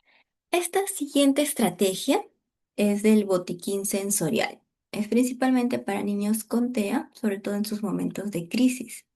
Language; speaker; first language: Spanish; native; Spanish